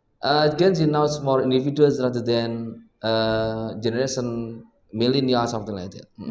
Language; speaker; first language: English; non-native, learner; Indonesian